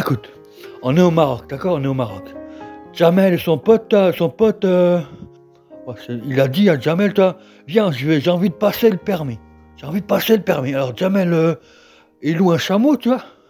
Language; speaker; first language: French; native; French